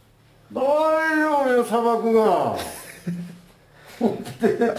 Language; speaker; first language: Japanese; native; Japanese